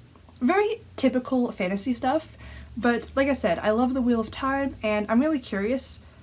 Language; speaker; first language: English; native; English